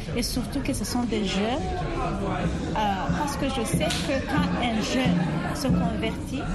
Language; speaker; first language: French; non-native, local second language; Rundi